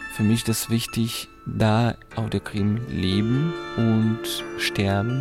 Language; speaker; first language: German; non-native, learner; Crimean Tatar